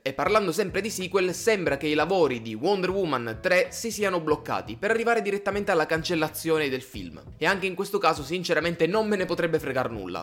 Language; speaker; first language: Italian; native; Italian